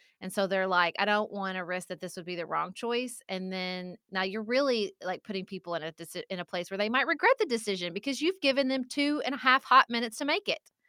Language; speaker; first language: English; native; English